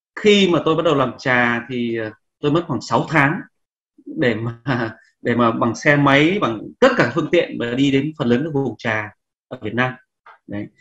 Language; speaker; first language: Vietnamese; native; Vietnamese